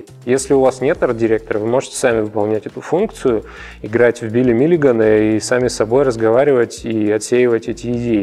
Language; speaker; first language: Russian; native; Russian